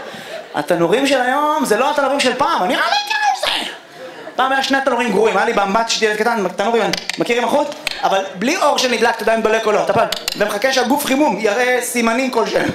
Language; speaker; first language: Hebrew; native; Hebrew